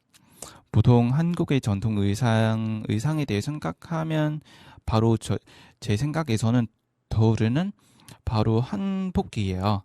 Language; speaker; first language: Korean; non-native, fluent; Vietnamese